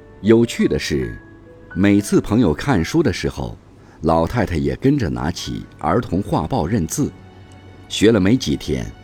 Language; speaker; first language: Chinese; native; Chinese